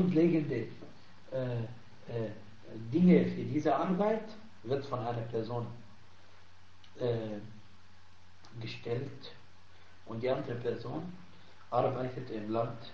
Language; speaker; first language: German; non-native, fluent; Arabic